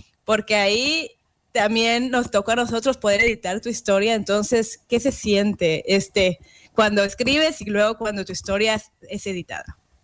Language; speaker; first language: Spanish; native; Spanish